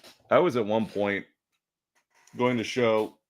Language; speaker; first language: English; native; English